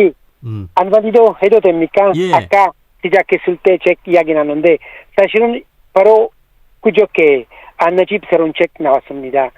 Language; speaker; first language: Korean; non-native, learner; Italian